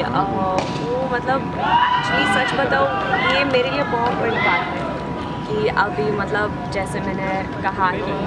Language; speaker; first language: Hindi; non-native, fluent; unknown